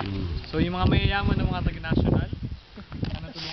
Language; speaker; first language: Filipino; non-native, local second language; Bikol